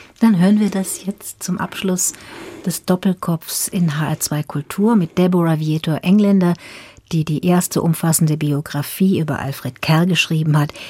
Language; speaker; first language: German; native; German